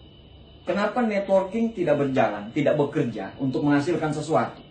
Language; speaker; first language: Indonesian; native; Indonesian